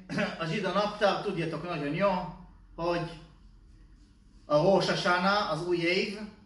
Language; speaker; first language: Hungarian; non-native, learner; Hebrew